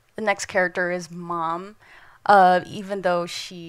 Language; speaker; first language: English; non-native, fluent; Indonesian